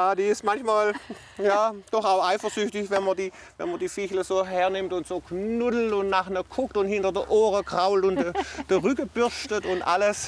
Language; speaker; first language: German; native; German